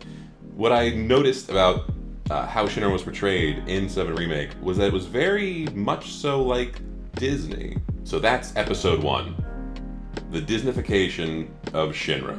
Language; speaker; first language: English; native; English